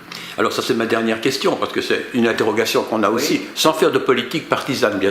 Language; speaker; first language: French; native; French